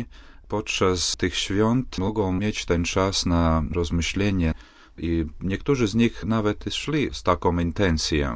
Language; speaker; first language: Polish; non-native, fluent; Latvian